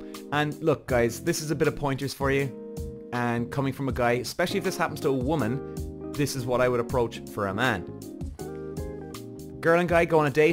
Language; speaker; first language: English; native; English